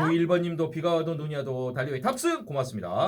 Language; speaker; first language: Korean; native; Korean